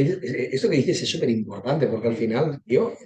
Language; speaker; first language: Spanish; native; Spanish